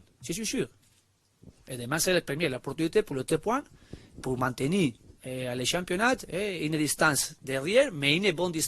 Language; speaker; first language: French; non-native, learner; Spanish